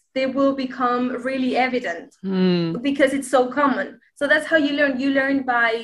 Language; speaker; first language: English; non-native, fluent; Spanish